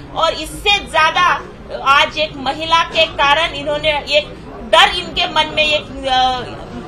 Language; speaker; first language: Hindi; non-native, local second language; Marathi